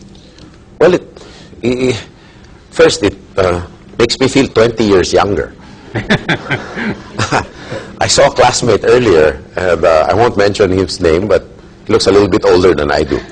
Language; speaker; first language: English; non-native, local second language; Filipino